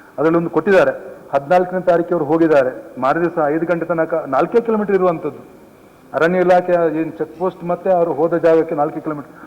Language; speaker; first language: Kannada; native; Kannada